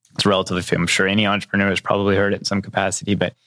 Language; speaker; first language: English; native; English